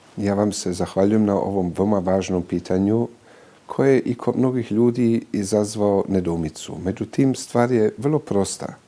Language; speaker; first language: Bosnian; early bilingual, heritage; Serbian